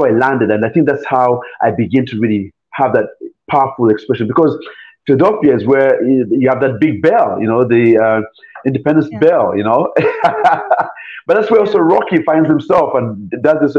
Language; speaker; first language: English; non-native, local second language; Ganda